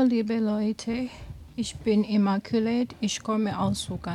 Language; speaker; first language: German; non-native, learner; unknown